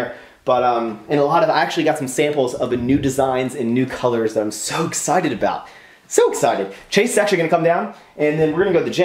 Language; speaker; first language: English; native; English